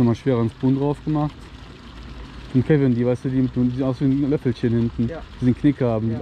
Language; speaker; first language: German; native; German